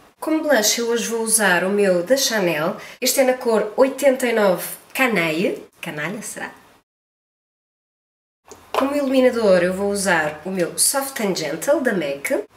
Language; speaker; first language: Portuguese; native; Portuguese